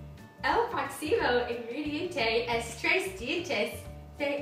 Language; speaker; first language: Spanish; non-native, learner; English